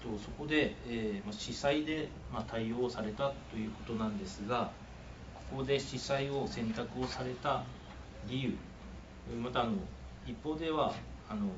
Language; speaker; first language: Japanese; native; Japanese